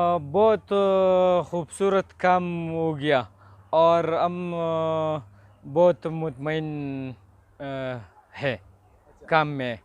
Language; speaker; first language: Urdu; non-native, local second language; Pashto